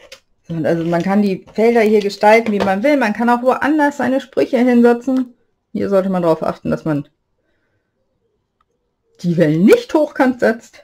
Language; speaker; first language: German; native; German